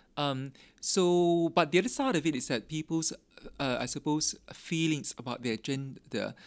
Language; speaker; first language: English; non-native, local second language; Min Nan Chinese